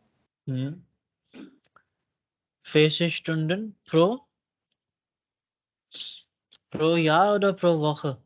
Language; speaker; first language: German; non-native, fluent; Urdu